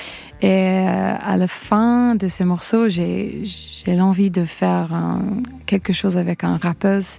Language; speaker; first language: French; non-native, fluent; English